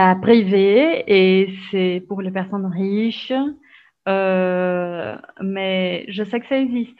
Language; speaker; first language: French; non-native, fluent; Portuguese